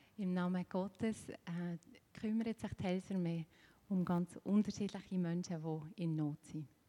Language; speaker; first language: German; native; German